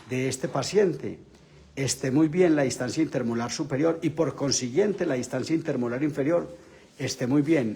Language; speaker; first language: Spanish; native; Spanish